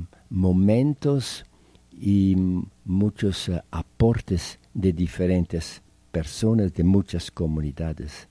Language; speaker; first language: Spanish; non-native, fluent; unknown